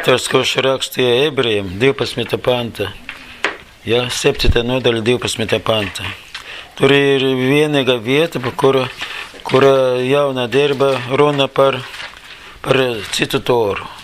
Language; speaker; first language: Latvian; non-native, learner; Russian